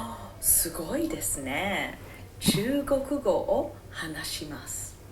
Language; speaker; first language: Japanese; non-native, fluent; English